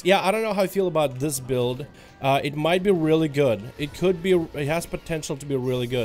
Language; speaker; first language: English; native; English